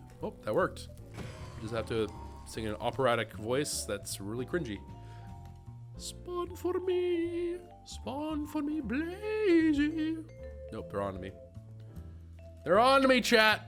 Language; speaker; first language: English; native; English